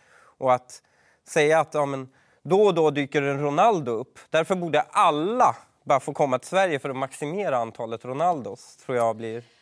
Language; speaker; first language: Swedish; early bilingual, other home language; Persian